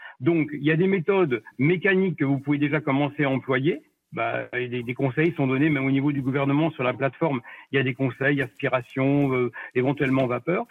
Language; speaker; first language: French; native; French